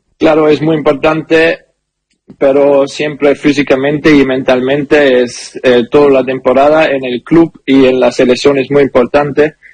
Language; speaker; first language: Spanish; non-native, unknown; German